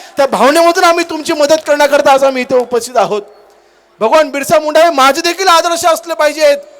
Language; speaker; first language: Marathi; native; Marathi